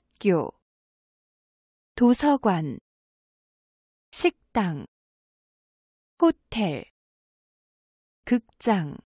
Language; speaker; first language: Korean; non-native, fluent; Vietnamese